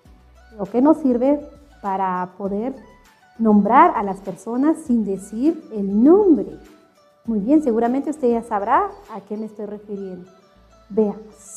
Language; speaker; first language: Spanish; non-native, local second language; Kʼicheʼ